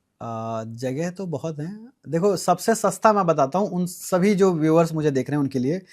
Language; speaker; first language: Hindi; native; Hindi